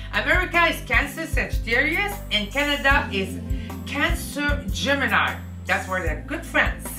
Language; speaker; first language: English; native; English